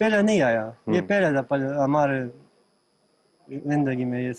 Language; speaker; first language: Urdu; non-native, local second language; Pashto